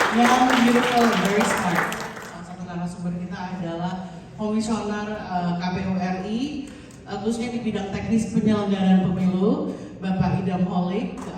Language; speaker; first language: Indonesian; native; Indonesian